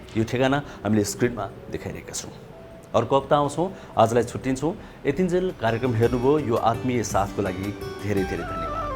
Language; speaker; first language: Nepali; native; Nepali